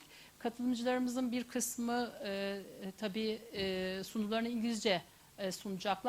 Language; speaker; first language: Turkish; native; Turkish